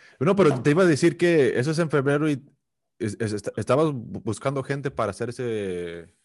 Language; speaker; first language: Spanish; early bilingual, heritage; Spanish